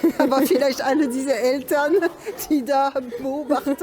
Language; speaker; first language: German; non-native, fluent; French